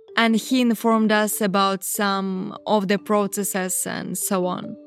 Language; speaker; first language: English; non-native, fluent; Ukrainian